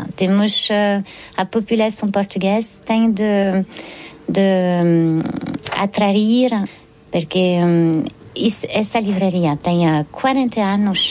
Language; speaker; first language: Portuguese; non-native, fluent; French